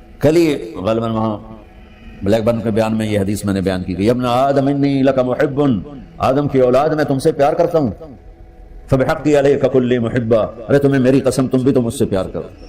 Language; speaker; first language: Urdu; non-native, local second language; Punjabi